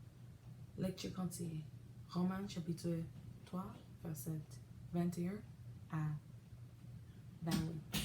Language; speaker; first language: French; non-native, learner; English